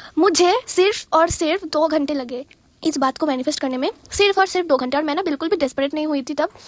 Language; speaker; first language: Hindi; non-native, local second language; Bangla